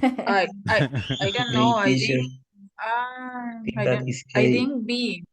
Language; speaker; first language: English; non-native, learner; Spanish